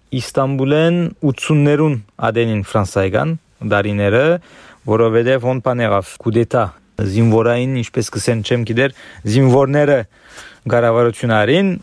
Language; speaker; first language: Armenian; early bilingual, heritage; Armenian